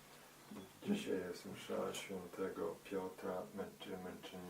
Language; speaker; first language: Polish; early bilingual, heritage; Polish